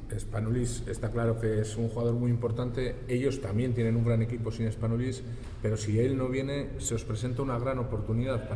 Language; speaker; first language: Spanish; native; Spanish